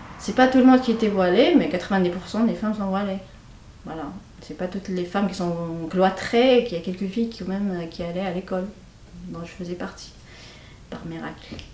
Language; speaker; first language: French; non-native, local second language; Kabyle